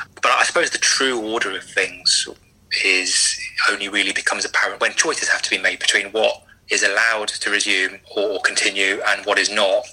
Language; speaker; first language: English; native; English